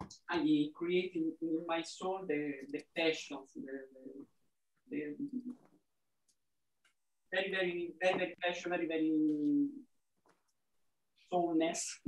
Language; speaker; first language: English; non-native, learner; Italian